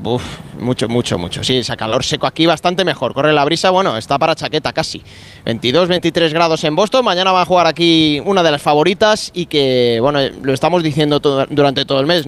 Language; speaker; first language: Spanish; native; Spanish